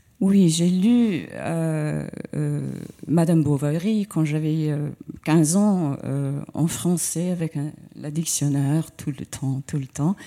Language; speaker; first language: French; non-native, fluent; English